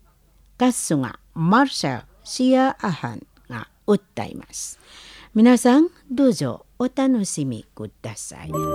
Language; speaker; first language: Japanese; non-native, learner; Indonesian